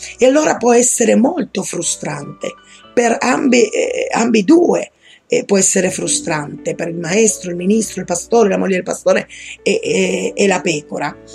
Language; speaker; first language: Italian; non-native, fluent; Spanish